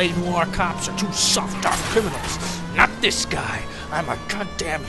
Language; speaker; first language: English; native; English